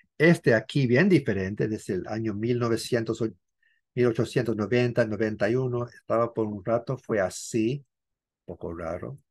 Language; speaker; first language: Spanish; non-native, fluent; English